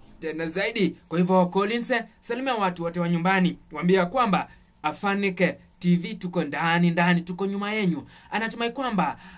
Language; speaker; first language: Swahili; non-native, local second language; Gusii